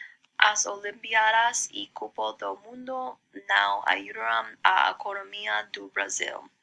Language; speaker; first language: Portuguese; non-native, learner; English